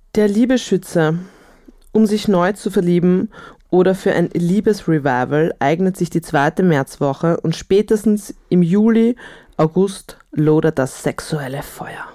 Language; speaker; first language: German; native; German